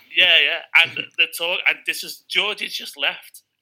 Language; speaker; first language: English; native; English